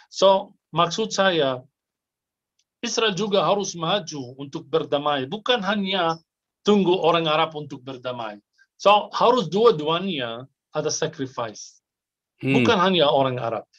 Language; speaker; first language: Indonesian; non-native, fluent; Arabic